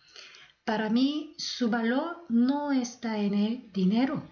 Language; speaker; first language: Spanish; non-native, fluent; Korean